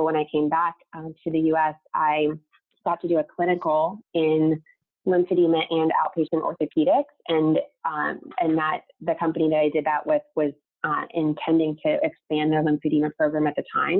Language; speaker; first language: English; native; English